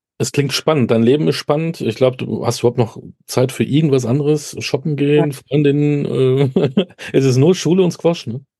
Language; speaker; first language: German; native; German